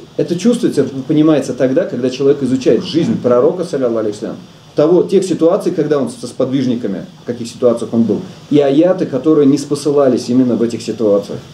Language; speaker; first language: Russian; native; Russian